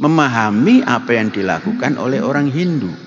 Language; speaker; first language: Indonesian; native; Indonesian